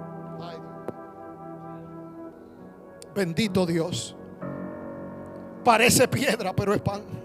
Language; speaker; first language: Spanish; native; Spanish